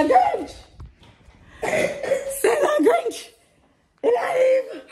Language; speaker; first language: French; non-native, learner; English